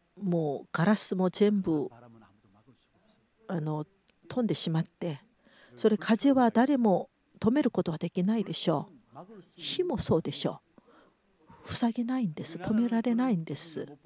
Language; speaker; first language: Japanese; non-native, fluent; Korean